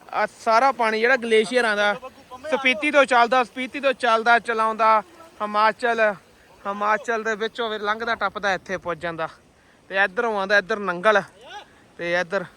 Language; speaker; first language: Punjabi; native; Punjabi